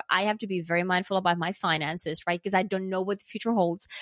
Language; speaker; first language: English; non-native, fluent; Finnish